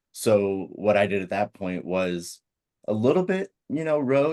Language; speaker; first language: English; native; English